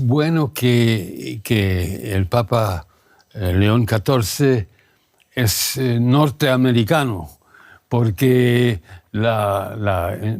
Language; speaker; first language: Spanish; non-native, fluent; German